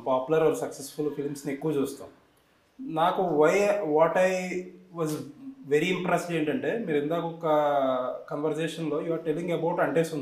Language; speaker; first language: Telugu; native; Telugu